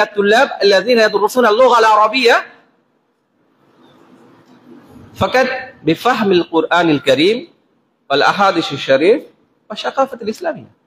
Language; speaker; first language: Arabic; non-native, fluent; Bangla